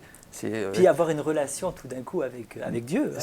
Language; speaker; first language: French; native; French